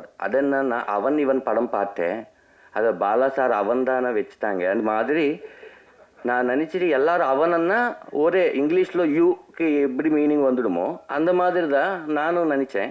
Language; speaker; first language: Tamil; non-native, learner; Telugu